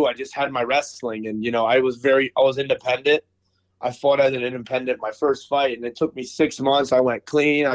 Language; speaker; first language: English; native; English